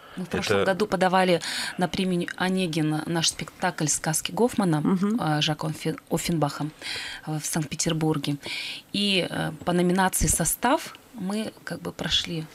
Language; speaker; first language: Russian; native; Russian